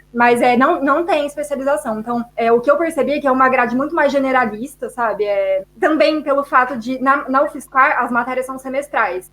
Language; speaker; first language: Portuguese; native; Portuguese